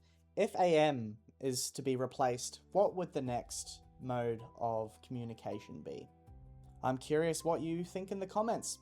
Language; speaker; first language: English; native; English